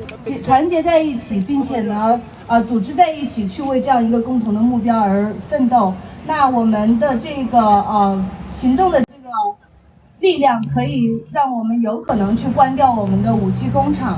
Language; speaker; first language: Chinese; early bilingual, other home language; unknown